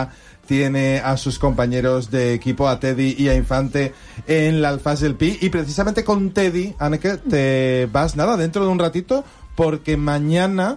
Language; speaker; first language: Spanish; native; Spanish